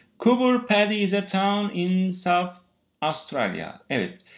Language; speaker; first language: English; non-native, fluent; Turkish